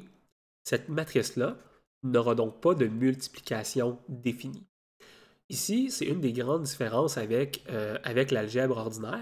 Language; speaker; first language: French; native; French